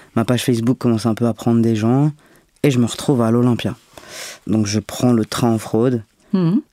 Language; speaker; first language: French; native; French